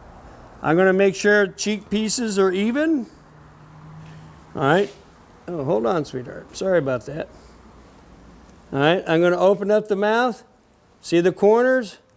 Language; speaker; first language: English; native; English